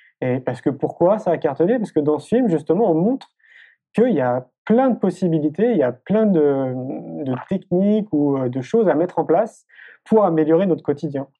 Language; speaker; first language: French; native; French